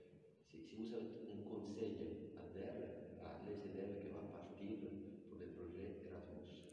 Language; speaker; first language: French; non-native, learner; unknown